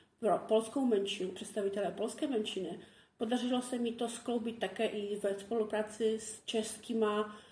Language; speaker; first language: Czech; non-native, fluent; Polish